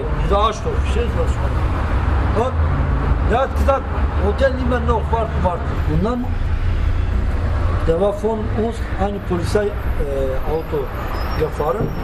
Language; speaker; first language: German; non-native, learner; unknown